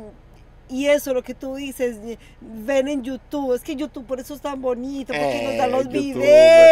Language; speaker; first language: Spanish; native; Spanish